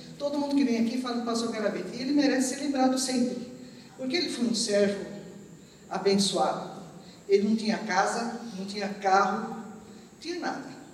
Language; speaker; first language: Portuguese; early bilingual, other home language; Armenian